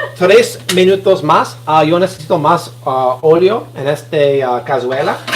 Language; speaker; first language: Spanish; non-native, learner; English